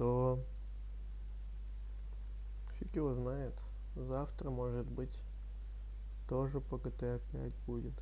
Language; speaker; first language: Russian; native; Russian